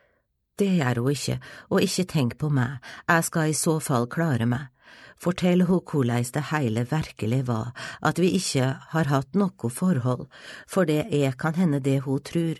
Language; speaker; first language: Norwegian; native; Norwegian